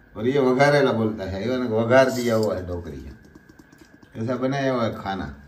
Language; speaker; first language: Hindi; non-native, local second language; Gujarati